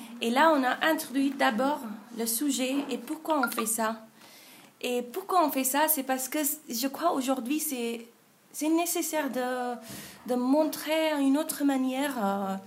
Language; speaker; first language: French; non-native, fluent; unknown